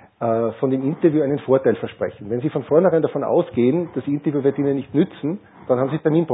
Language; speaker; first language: German; native; German